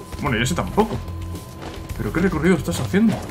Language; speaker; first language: Spanish; native; Spanish